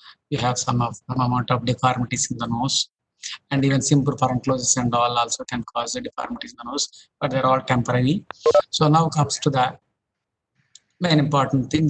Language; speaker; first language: English; non-native, local second language; Telugu